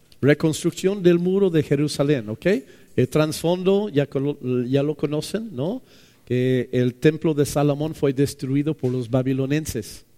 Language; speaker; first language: Spanish; non-native, fluent; English